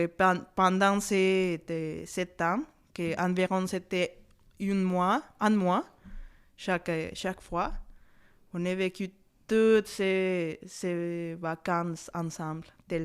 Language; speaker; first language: French; non-native, fluent; Spanish